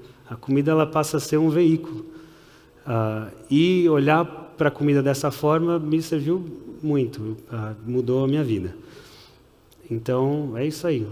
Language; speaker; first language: Portuguese; early bilingual, heritage; Portuguese